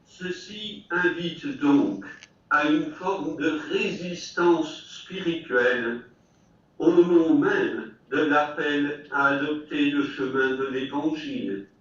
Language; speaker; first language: French; native; French